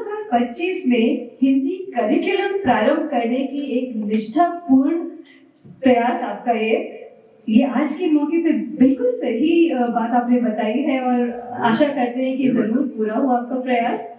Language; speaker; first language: Hindi; native; Hindi